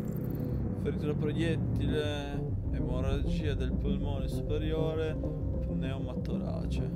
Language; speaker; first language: Italian; native; Italian